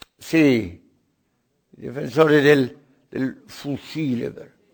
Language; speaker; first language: Italian; non-native, learner; Spanish